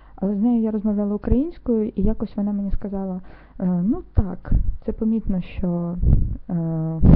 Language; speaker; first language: Ukrainian; non-native, local second language; Russian